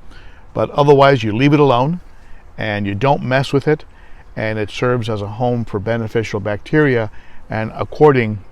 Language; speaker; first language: English; native; English